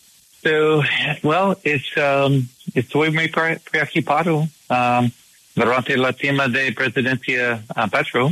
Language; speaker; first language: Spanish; non-native, learner; English